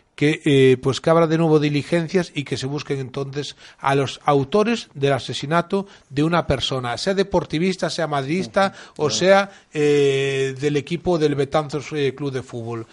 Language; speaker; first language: Spanish; native; Spanish